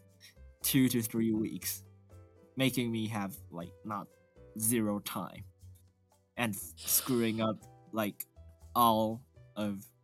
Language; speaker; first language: English; non-native, fluent; Chinese